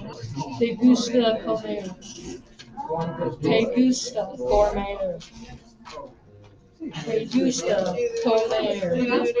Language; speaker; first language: Spanish; non-native, learner; English